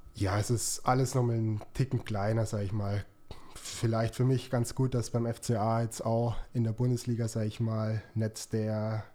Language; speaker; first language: German; native; German